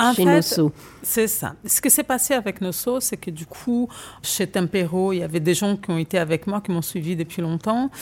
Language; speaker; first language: French; non-native, fluent; Portuguese